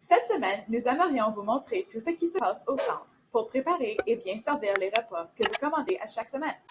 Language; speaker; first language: French; native; French